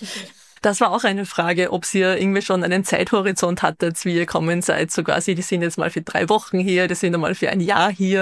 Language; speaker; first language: German; native; German